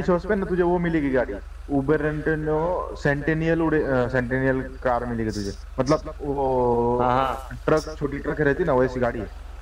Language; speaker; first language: Hindi; native; Hindi